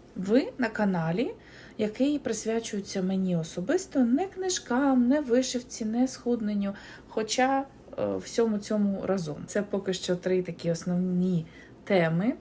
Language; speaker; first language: Ukrainian; non-native, local second language; Russian